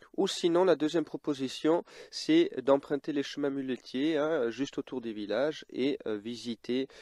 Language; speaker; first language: French; early bilingual, other home language; Dutch